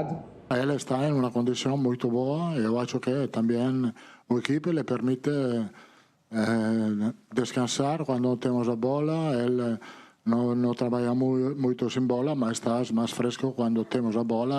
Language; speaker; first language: Portuguese; non-native, fluent; Italian